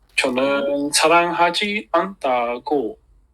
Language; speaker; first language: Korean; non-native, learner; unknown